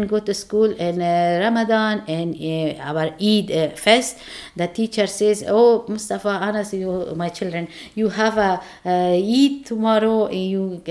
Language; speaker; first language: English; non-native, learner; Persian